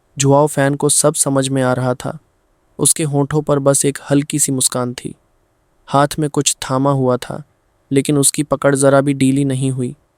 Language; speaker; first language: Hindi; non-native, fluent; Bangla